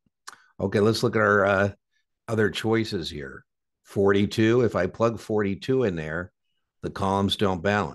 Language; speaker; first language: English; native; English